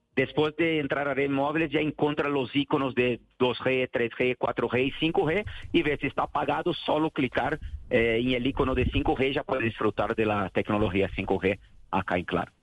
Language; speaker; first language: Spanish; non-native, learner; Portuguese